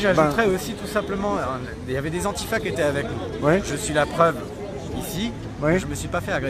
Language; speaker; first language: French; native; French